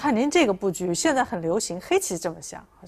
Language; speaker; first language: Chinese; native; Chinese